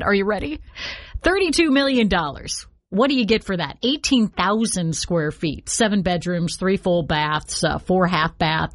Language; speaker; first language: English; native; English